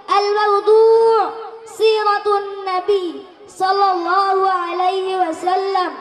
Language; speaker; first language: Arabic; non-native, learner; Bangla